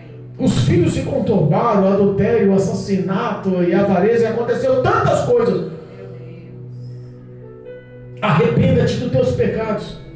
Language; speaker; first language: Portuguese; native; Portuguese